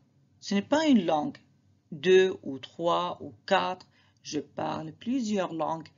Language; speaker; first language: French; non-native, fluent; Arabic